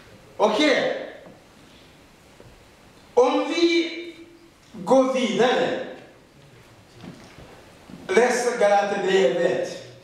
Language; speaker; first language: Swedish; non-native, fluent; Rundi